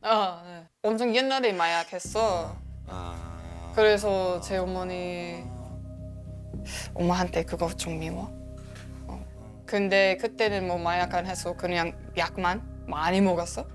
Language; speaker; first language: Korean; non-native, learner; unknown